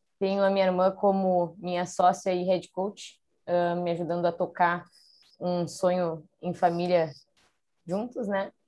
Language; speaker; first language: Portuguese; native; Portuguese